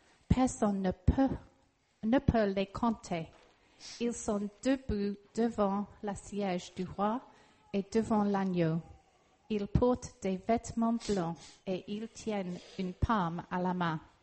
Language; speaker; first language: French; non-native, learner; English